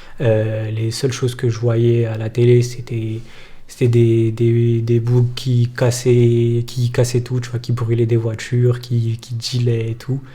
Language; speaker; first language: French; early bilingual, other home language; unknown